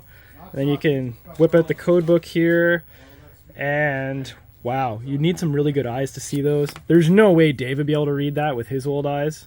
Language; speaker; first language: English; native; English